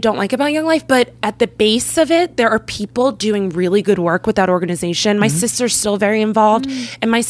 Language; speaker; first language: English; native; English